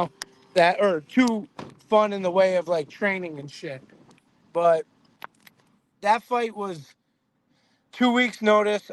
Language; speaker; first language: English; native; English